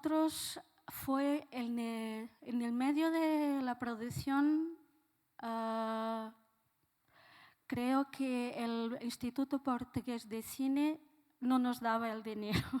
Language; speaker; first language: Spanish; non-native, fluent; Portuguese